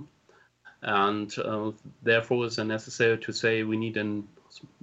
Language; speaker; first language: English; non-native, fluent; German